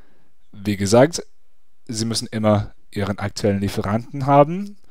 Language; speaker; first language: German; non-native, fluent; English